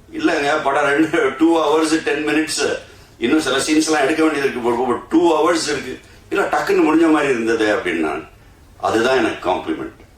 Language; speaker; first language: Tamil; early bilingual, heritage; Tamil